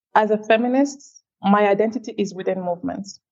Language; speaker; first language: English; non-native, local second language; French